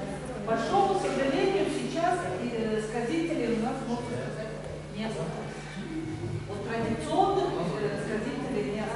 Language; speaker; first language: Russian; non-native, local second language; Tuvinian